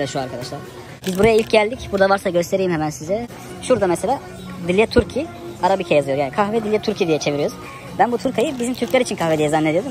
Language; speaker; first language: Turkish; native; Turkish